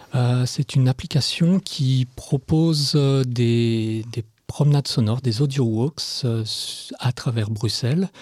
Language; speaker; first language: French; native; French